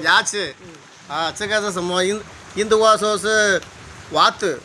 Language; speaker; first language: Chinese; non-native, local second language; Tamil